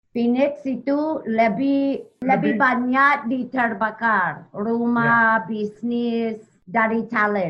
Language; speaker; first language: Indonesian; non-native, learner; English